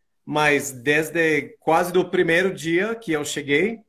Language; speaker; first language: Portuguese; non-native, fluent; English